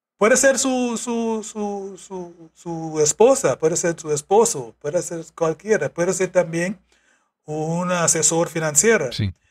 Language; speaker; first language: Spanish; non-native, fluent; English